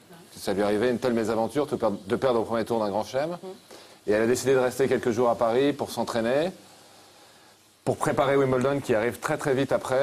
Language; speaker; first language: French; native; French